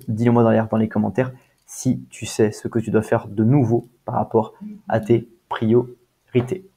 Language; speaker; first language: French; native; French